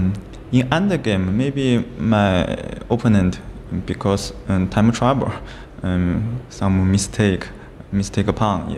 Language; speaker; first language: English; non-native, learner; Chinese